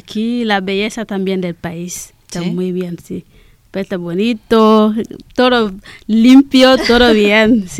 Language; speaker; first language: Spanish; non-native, learner; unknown